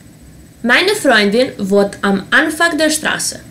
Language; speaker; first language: German; non-native, fluent; Serbian